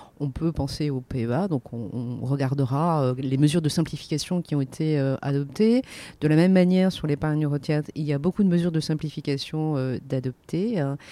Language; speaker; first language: French; native; French